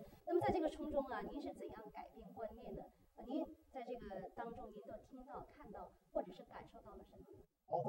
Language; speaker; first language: Chinese; native; Chinese